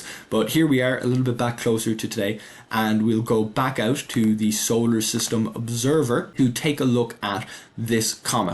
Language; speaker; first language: English; native; English